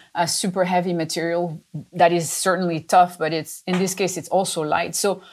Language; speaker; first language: English; non-native, fluent; French